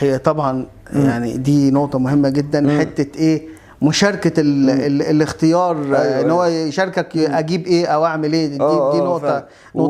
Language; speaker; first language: Arabic; native; Arabic